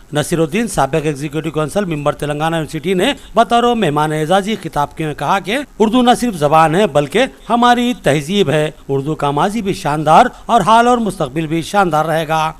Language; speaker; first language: Urdu; native; Urdu